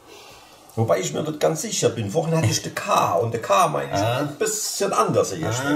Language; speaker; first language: German; native; German